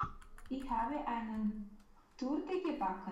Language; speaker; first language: German; non-native, learner; Romanian